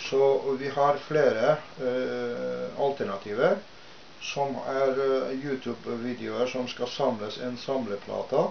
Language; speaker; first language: Norwegian; non-native, fluent; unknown